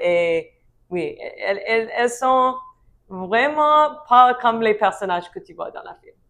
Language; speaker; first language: French; non-native, learner; English